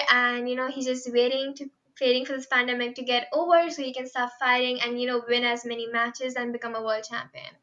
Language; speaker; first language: English; non-native, local second language; Hindi